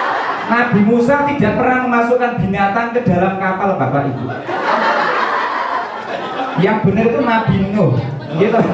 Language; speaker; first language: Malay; non-native, local second language; Javanese